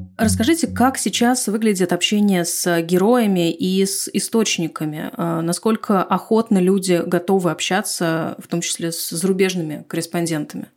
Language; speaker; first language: Russian; native; Russian